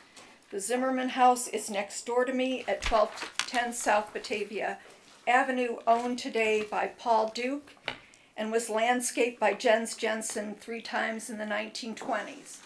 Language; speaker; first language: English; native; English